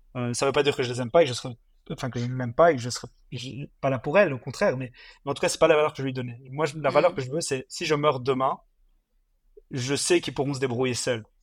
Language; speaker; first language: French; native; French